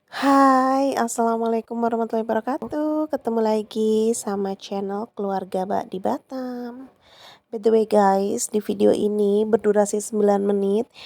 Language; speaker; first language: Indonesian; non-native, local second language; Javanese